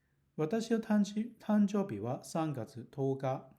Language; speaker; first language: Japanese; non-native, learner; Cantonese